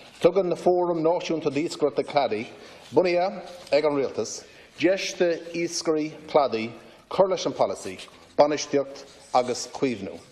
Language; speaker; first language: Irish; non-native, local second language; English